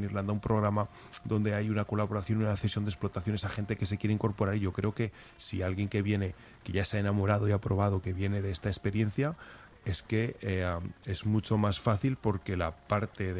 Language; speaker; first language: Spanish; native; Spanish